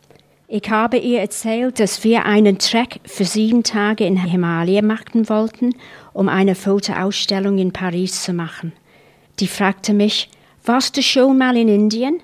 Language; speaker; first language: German; non-native, fluent; English